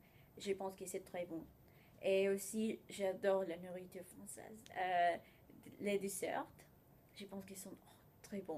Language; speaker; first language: French; non-native, learner; Spanish